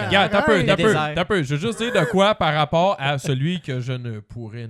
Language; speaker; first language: French; native; French